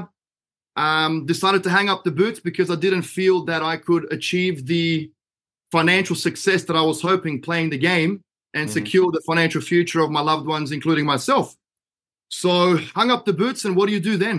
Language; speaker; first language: English; native; English